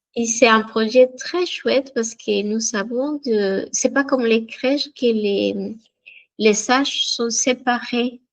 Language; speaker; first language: French; non-native, fluent; Spanish